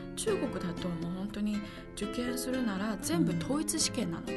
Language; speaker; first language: Japanese; non-native, fluent; Chinese